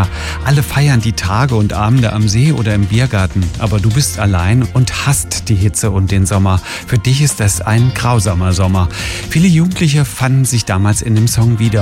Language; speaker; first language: German; native; German